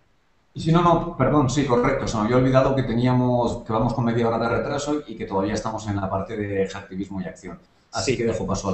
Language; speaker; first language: Spanish; native; Spanish